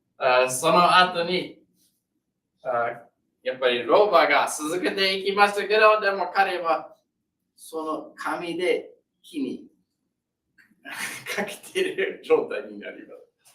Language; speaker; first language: Japanese; non-native, learner; English